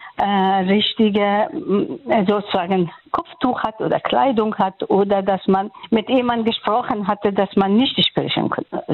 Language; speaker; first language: German; non-native, fluent; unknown